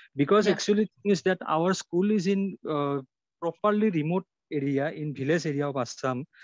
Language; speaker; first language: English; non-native, local second language; Assamese